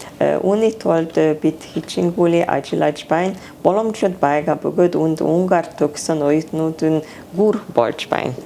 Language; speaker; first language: Mongolian; non-native, fluent; Hungarian